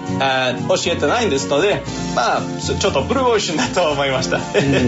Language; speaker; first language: Japanese; non-native, fluent; English